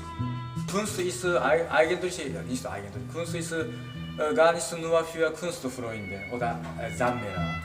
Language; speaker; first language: German; non-native, learner; Japanese